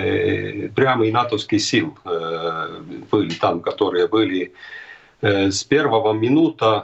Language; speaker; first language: Russian; non-native, fluent; Estonian